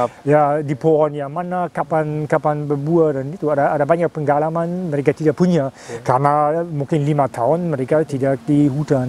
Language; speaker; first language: Indonesian; non-native, fluent; German